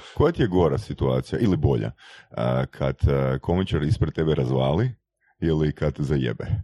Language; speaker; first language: Croatian; native; Croatian